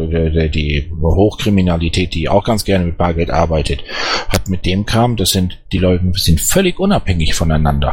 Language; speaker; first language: German; native; German